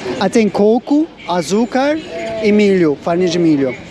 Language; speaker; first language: Portuguese; non-native, learner; Turkish